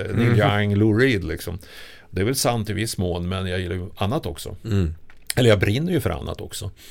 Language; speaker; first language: Swedish; native; Swedish